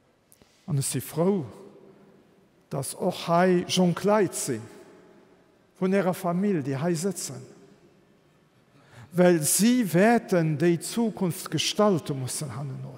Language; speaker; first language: German; non-native, local second language; Luxembourgish